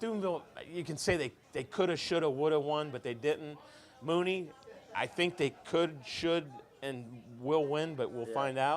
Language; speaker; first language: English; native; English